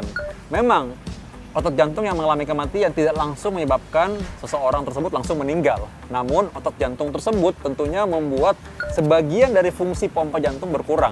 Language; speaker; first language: Indonesian; native; Indonesian